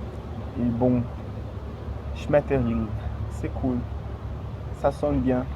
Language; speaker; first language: French; non-native, fluent; Portuguese